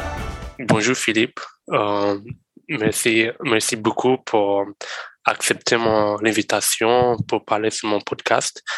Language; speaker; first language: French; non-native, learner; Romanian